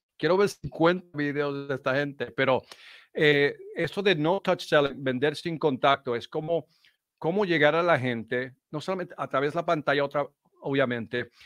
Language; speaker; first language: Spanish; early bilingual, heritage; Spanish